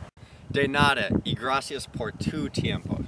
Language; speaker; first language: Spanish; non-native, learner; English